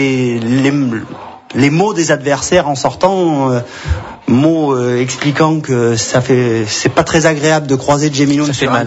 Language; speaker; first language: French; native; French